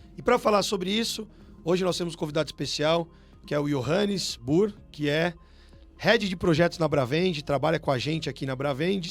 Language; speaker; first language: Portuguese; native; Portuguese